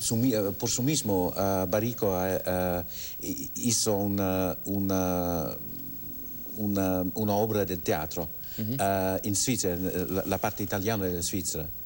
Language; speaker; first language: Spanish; non-native, fluent; English